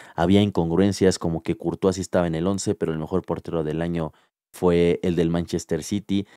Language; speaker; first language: Spanish; native; Spanish